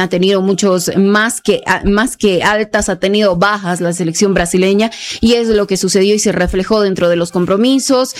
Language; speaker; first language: Spanish; native; Spanish